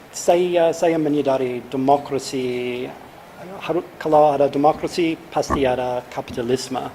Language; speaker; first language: Indonesian; non-native, fluent; English